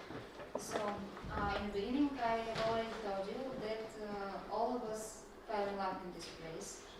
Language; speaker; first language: English; non-native, fluent; Bulgarian